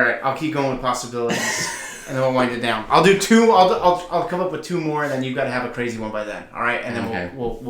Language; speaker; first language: English; native; English